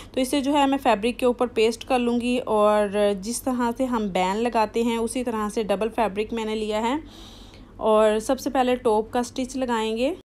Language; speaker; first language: Urdu; native; Urdu